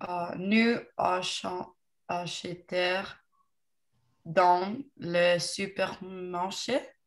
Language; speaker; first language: French; non-native, learner; English